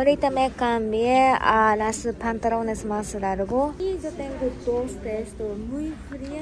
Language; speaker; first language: Spanish; non-native, learner; Japanese